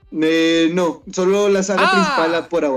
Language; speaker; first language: Spanish; native; Spanish